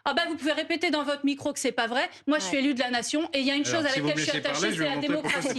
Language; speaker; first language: French; native; French